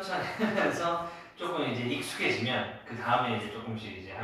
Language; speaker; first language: Korean; native; Korean